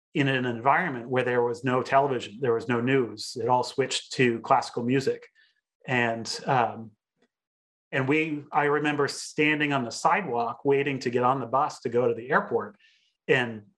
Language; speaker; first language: English; native; English